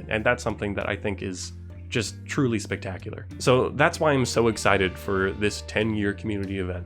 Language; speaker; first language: English; native; English